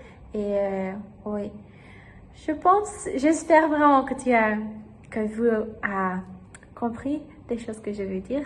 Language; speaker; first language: French; non-native, learner; German